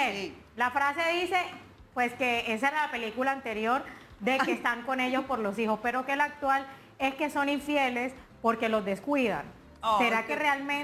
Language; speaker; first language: Spanish; native; Spanish